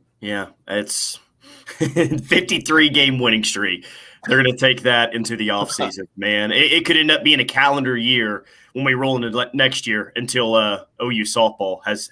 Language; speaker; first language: English; native; English